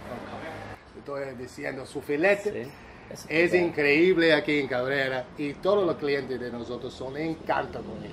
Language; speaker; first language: Spanish; non-native, learner; English